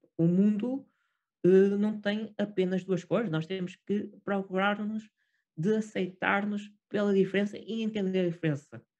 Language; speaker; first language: Portuguese; native; Portuguese